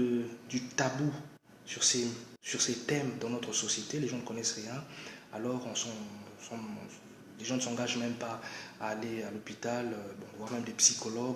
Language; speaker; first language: French; non-native, local second language; Lingala